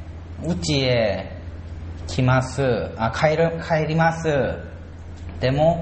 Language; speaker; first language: Japanese; non-native, learner; Korean